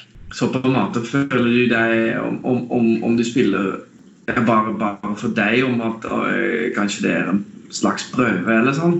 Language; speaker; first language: Norwegian; non-native, fluent; Dutch